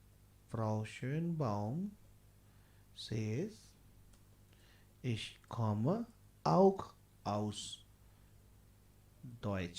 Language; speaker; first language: German; non-native, fluent; Hindi